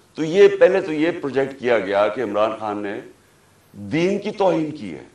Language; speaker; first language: Urdu; native; Urdu